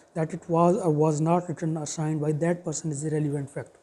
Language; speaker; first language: English; non-native, local second language; Urdu